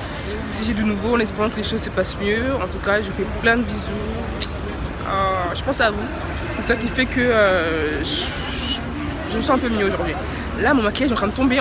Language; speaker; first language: French; native; French